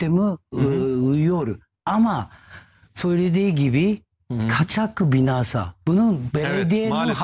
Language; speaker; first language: Turkish; non-native, learner; Japanese